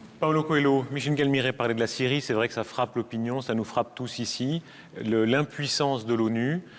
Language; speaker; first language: French; native; French